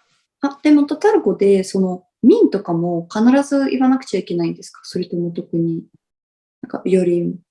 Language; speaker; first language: Japanese; non-native, fluent; Russian